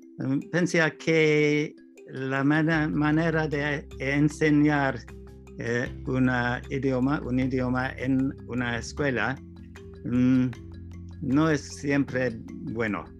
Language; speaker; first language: Spanish; non-native, learner; English